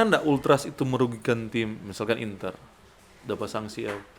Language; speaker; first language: Indonesian; non-native, local second language; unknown